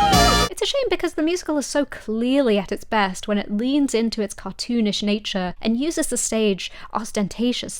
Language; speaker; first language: English; native; English